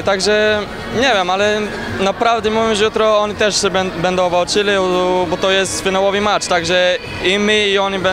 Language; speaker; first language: Polish; non-native, learner; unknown